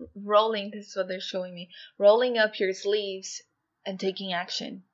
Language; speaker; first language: English; non-native, fluent; Portuguese